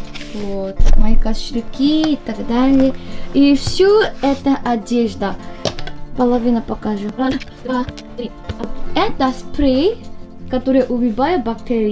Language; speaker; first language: Russian; non-native, learner; Korean